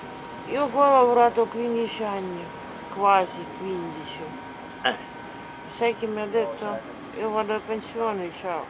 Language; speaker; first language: Italian; non-native, learner; Bulgarian